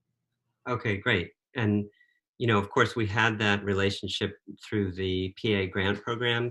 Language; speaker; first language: English; native; English